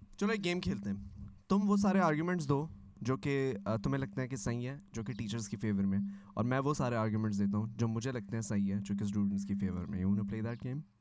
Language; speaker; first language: Urdu; native; Urdu